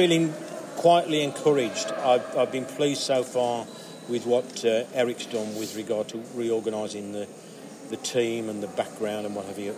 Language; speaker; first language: English; native; English